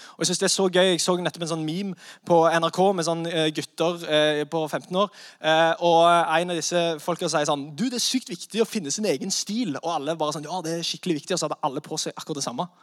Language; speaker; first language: Norwegian; native; Norwegian